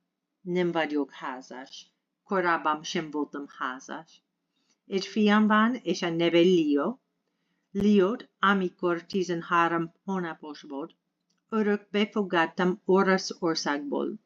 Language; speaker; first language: Hungarian; non-native, learner; English